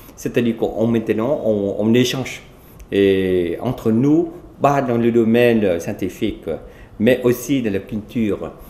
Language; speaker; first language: French; non-native, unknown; Vietnamese